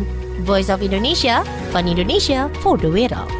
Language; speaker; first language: Dutch; non-native, fluent; Indonesian